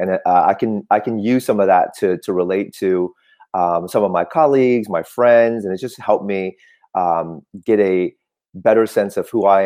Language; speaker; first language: English; early bilingual, other home language; Cantonese